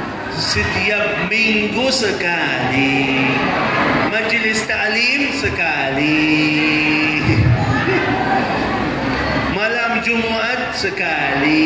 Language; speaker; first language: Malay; non-native, fluent; Arabic